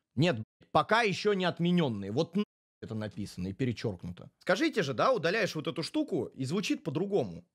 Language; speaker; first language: Russian; native; Russian